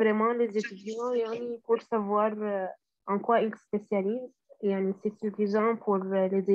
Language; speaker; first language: French; non-native, learner; Arabic